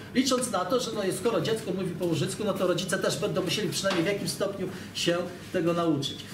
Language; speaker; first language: Polish; native; Polish